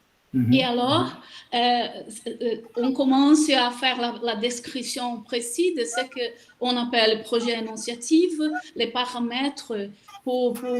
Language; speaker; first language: French; non-native, learner; Portuguese